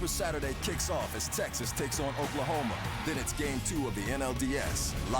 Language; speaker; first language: English; native; English